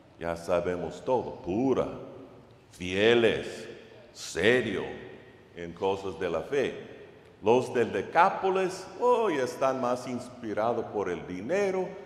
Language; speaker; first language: Spanish; non-native, fluent; English